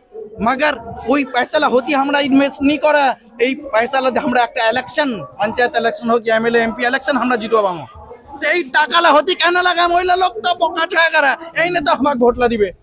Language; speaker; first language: Bangla; non-native, local second language; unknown